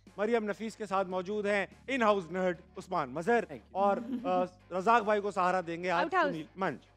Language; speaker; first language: Urdu; native; Urdu